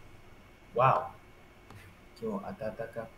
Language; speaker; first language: Japanese; non-native, learner; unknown